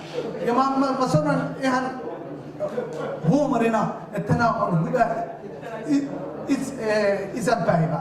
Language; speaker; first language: Finnish; non-native, fluent; Somali